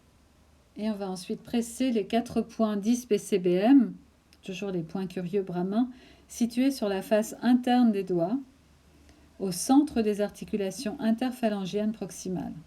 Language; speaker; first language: French; native; French